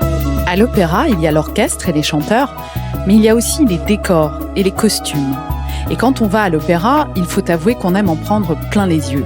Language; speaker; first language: French; native; French